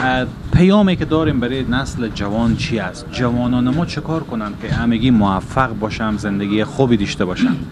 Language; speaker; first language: Persian; native; Persian